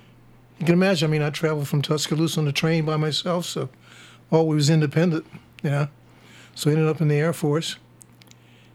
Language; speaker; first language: English; native; English